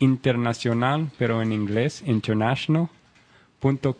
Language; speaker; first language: Spanish; non-native, learner; English